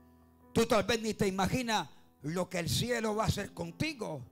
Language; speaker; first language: Spanish; native; Spanish